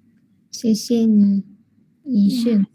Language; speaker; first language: Chinese; non-native, learner; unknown